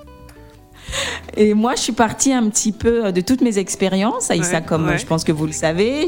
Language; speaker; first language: French; native; French